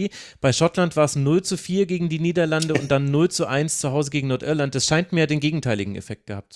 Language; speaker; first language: German; native; German